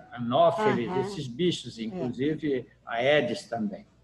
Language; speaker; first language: Portuguese; native; Portuguese